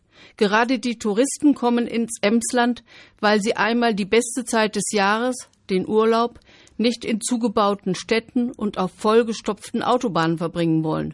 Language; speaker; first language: German; native; German